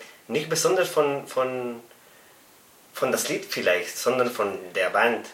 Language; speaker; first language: German; non-native, fluent; Spanish